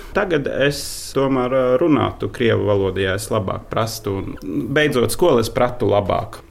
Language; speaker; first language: Latvian; non-native, fluent; Norwegian